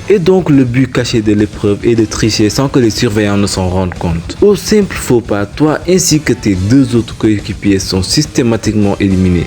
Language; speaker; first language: French; native; French